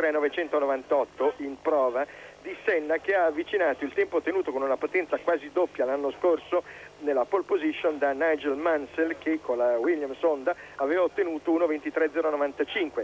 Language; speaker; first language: Italian; native; Italian